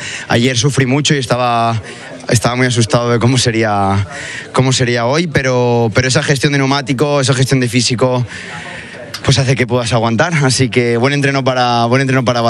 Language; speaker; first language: Spanish; native; Spanish